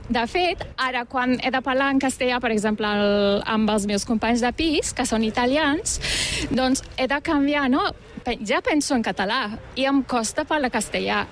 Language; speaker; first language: Catalan; non-native, fluent; Turkish